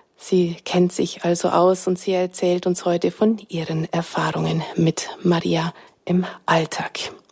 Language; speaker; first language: German; native; German